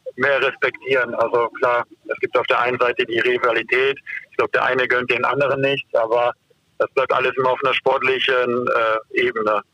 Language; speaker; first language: German; native; German